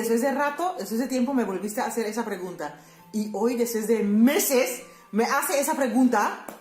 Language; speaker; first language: Spanish; non-native, fluent; Papiamento